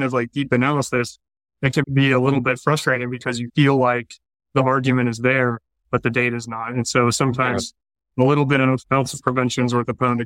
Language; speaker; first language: English; native; English